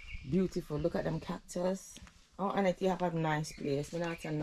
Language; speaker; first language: English; native; English